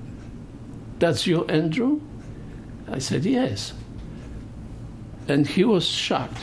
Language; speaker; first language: English; non-native, fluent; Polish